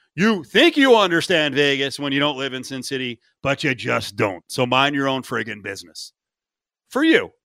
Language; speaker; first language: English; native; English